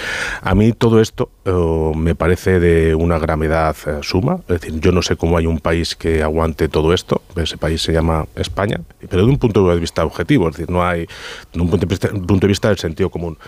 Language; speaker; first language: Spanish; native; Spanish